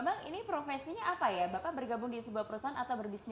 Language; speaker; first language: Indonesian; native; Indonesian